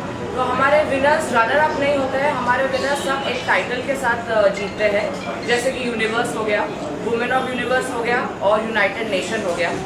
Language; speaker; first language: Hindi; native; Hindi